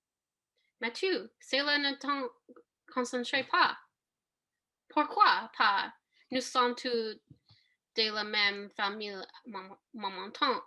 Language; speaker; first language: French; non-native, learner; English